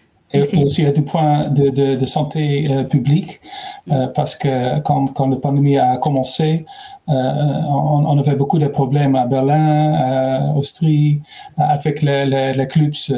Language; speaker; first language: French; non-native, learner; Dutch